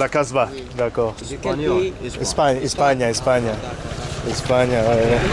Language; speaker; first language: French; non-native, learner; Spanish